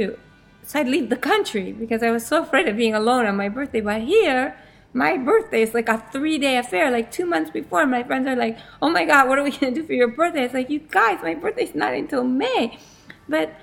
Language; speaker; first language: English; native; English